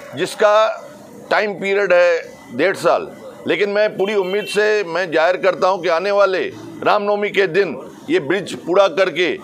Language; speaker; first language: Hindi; non-native, local second language; Sindhi